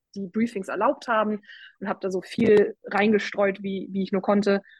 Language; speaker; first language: German; native; German